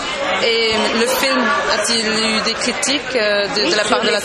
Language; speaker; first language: French; non-native, local second language; Dutch